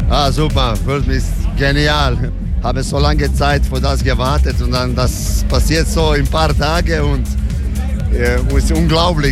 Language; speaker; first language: German; non-native, learner; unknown